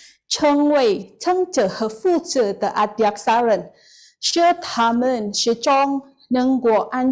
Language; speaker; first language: Chinese; non-native, learner; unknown